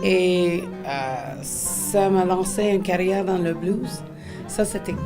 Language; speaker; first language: French; non-native, fluent; English